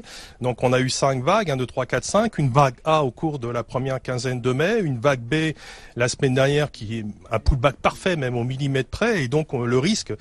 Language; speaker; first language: French; native; French